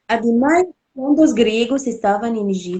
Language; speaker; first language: Portuguese; non-native, fluent; Arabic